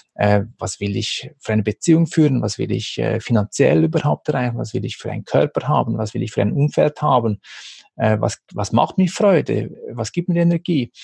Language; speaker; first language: German; early bilingual, other home language; Greek